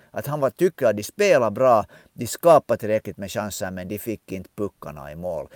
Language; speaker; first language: Swedish; native; Swedish